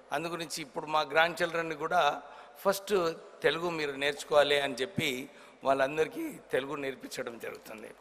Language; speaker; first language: Telugu; non-native, local second language; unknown